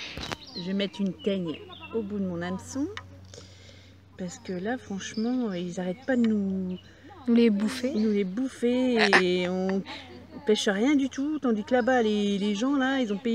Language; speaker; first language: French; native; French